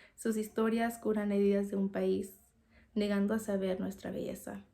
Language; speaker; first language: Spanish; early bilingual, heritage; Spanish